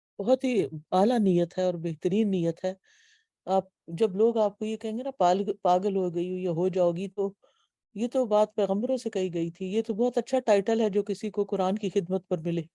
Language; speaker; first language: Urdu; native; Urdu